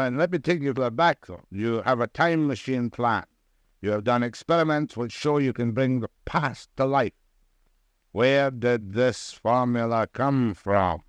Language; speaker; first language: English; native; English